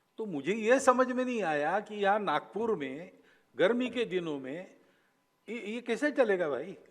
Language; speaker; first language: Hindi; non-native, local second language; Marathi